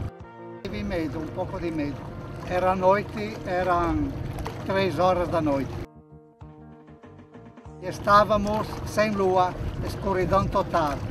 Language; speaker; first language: Portuguese; non-native, fluent; Italian